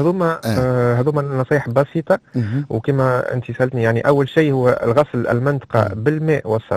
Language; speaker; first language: Arabic; native; Arabic